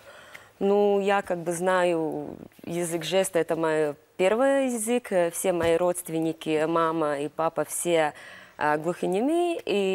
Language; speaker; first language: Russian; non-native, local second language; Latvian